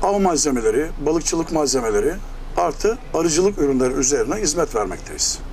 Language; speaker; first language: Turkish; native; Turkish